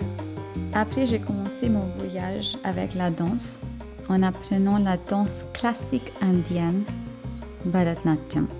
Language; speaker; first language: French; non-native, fluent; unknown